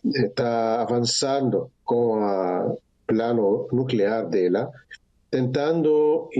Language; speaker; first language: Portuguese; non-native, fluent; Hebrew